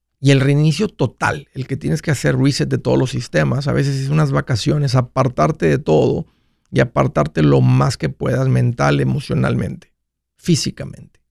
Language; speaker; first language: Spanish; native; Spanish